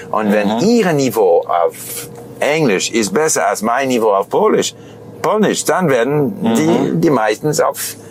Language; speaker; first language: German; non-native, fluent; English